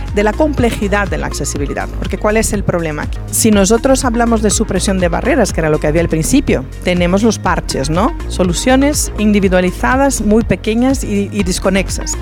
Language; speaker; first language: Spanish; non-native, fluent; Portuguese